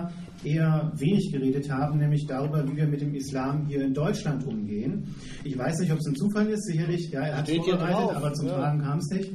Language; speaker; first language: German; native; German